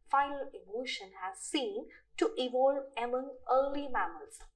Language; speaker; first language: English; non-native, local second language; Malayalam